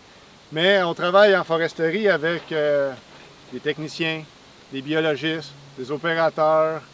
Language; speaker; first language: French; native; French